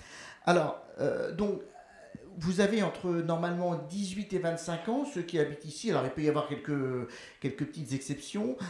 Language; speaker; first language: French; native; French